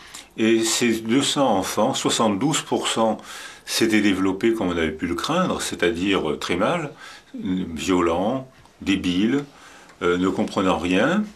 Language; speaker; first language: French; native; French